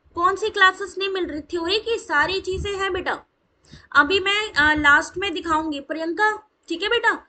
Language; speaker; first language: Hindi; native; Hindi